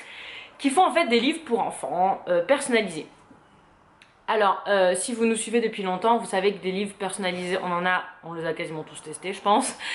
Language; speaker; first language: French; native; French